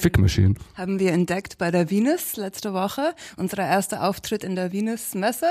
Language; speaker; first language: German; non-native, fluent; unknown